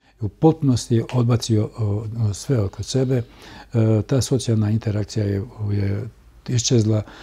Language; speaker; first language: Croatian; native; Croatian